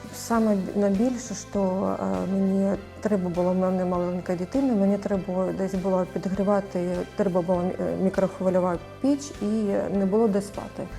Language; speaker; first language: Ukrainian; non-native, local second language; Russian